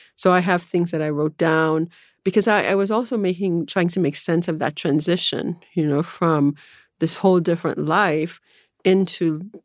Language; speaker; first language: English; early bilingual, other home language; Haitian Creole